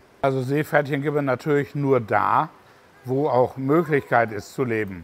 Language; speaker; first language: German; native; German